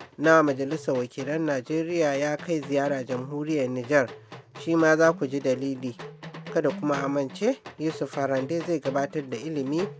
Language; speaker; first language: Hausa; native; Hausa